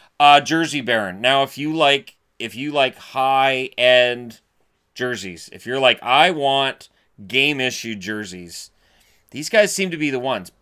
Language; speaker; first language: English; native; English